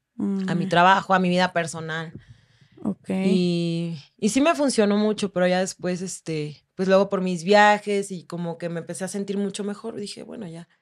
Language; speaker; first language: Spanish; native; Spanish